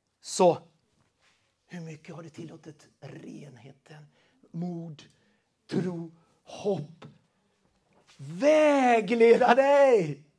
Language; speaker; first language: Swedish; non-native, fluent; Portuguese